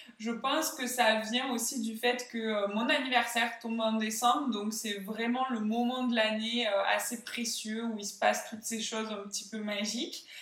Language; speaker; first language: French; native; French